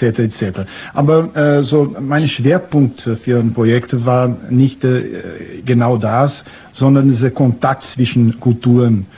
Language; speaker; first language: German; non-native, fluent; Portuguese